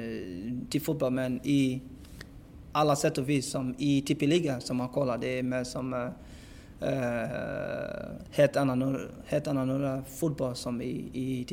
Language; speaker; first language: Swedish; non-native, fluent; English